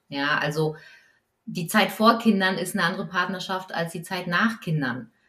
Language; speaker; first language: German; early bilingual, other home language; Polish